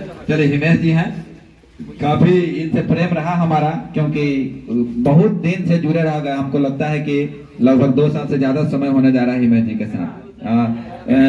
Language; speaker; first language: Hindi; native; Hindi